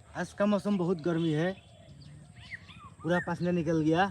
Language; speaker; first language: Hindi; non-native, learner; Bangla